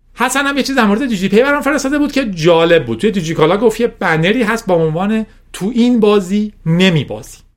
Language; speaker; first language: Persian; non-native, local second language; Azerbaijani